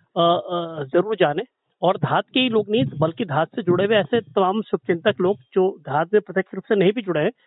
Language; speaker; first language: Hindi; native; Hindi